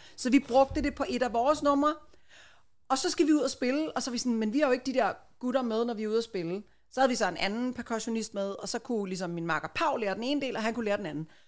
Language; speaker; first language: Danish; native; Danish